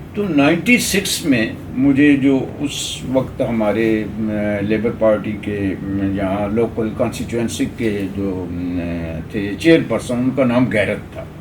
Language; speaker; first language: Urdu; non-native, local second language; Pahari-Potwari